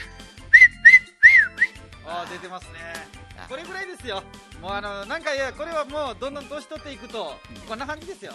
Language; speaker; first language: Japanese; non-native, fluent; Nepali